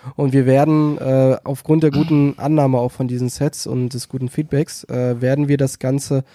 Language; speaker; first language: German; native; German